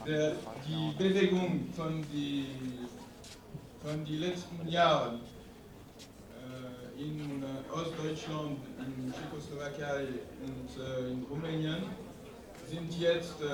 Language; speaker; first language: German; non-native, learner; French